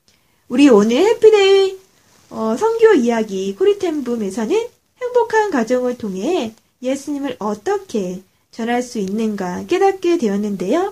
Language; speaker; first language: Korean; native; Korean